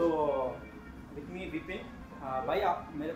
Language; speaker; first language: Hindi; non-native, local second language; Telugu